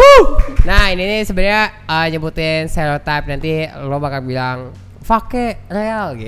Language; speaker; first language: Indonesian; native; Indonesian